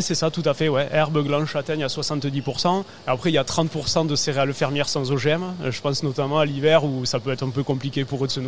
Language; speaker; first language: French; native; French